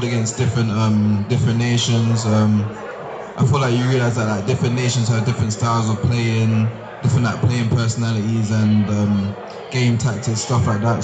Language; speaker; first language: English; native; English